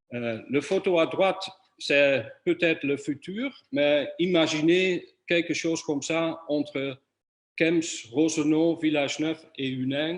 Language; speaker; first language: French; non-native, fluent; Dutch